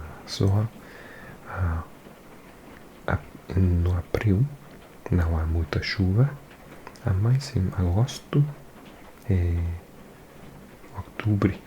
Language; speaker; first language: Portuguese; non-native, learner; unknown